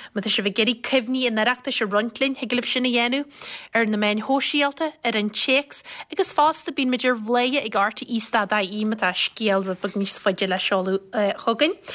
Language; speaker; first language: Irish; native; Irish